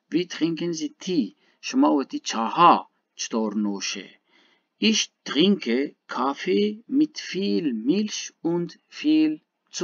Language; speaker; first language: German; non-native, fluent; Baluchi